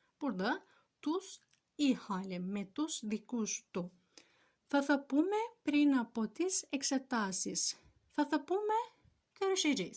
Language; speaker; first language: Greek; non-native, fluent; Turkish